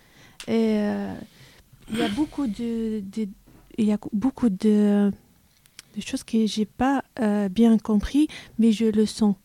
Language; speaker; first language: French; non-native, learner; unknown